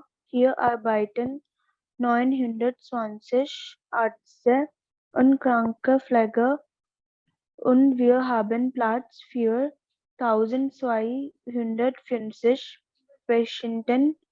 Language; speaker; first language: German; non-native, learner; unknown